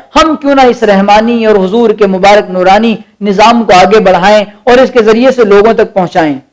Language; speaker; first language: Urdu; native; Urdu